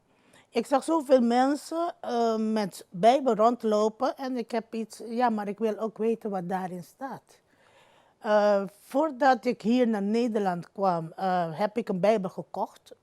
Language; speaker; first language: Dutch; non-native, local second language; Papiamento